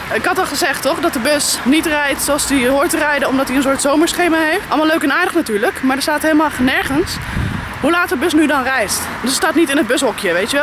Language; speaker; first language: Dutch; native; Dutch